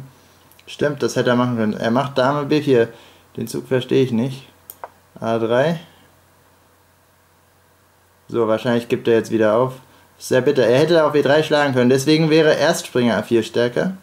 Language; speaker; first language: German; native; German